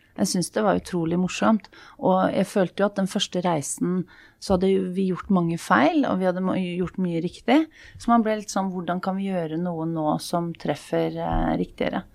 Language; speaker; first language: Norwegian; native; Norwegian